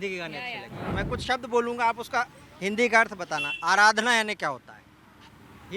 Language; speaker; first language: Hindi; native; Hindi